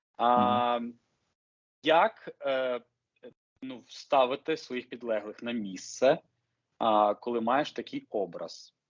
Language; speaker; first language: Ukrainian; native; Ukrainian